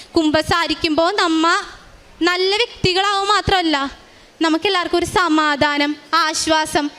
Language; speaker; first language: Malayalam; native; Malayalam